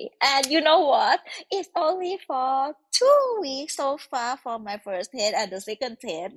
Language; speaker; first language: English; non-native, learner; Thai